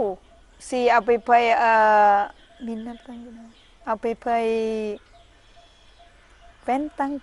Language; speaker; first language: French; non-native, learner; Thai